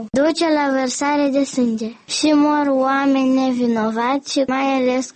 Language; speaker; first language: Romanian; early bilingual, other home language; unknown